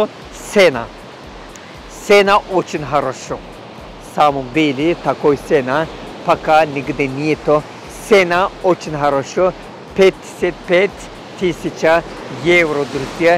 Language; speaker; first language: Russian; non-native, learner; Turkish